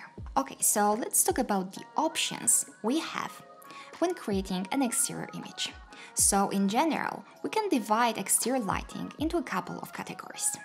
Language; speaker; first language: English; non-native, fluent; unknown